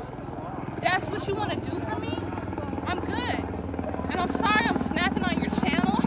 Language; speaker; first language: English; native; English